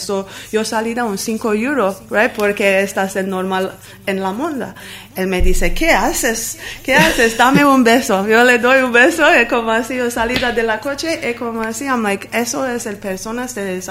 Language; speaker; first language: Spanish; non-native, learner; Armenian